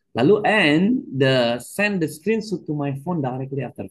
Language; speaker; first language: English; non-native, learner; Indonesian